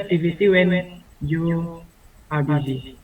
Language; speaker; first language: English; non-native, local second language; Malay